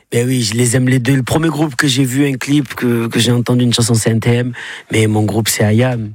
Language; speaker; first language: French; native; French